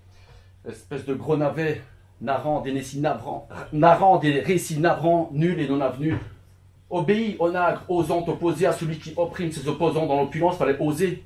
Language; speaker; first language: French; early bilingual, other home language; Turkish